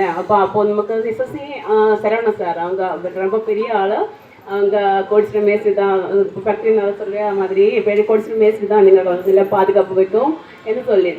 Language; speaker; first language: Tamil; non-native, learner; Malayalam